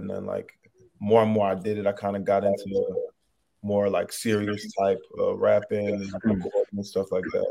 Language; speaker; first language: English; native; English